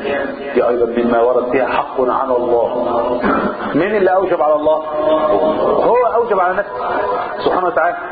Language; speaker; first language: Arabic; native; Arabic